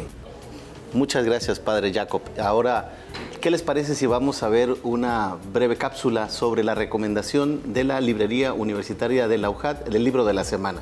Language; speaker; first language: Spanish; native; Spanish